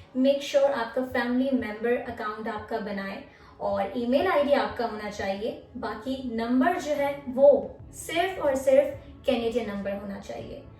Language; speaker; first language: Urdu; native; Urdu